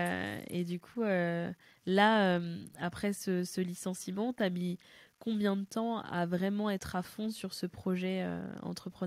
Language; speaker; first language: French; native; French